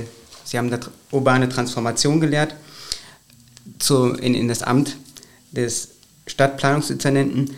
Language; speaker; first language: German; native; German